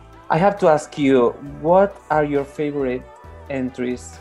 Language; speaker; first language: English; non-native, learner; Spanish